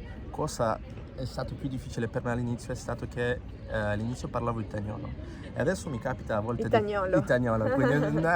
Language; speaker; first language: Italian; non-native, fluent; Spanish